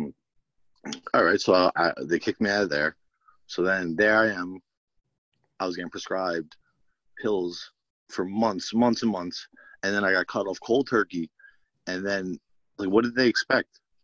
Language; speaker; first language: English; native; English